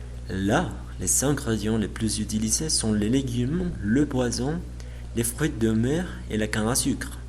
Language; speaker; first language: French; non-native, learner; Spanish